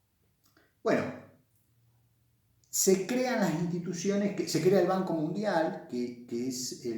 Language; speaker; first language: Spanish; native; Spanish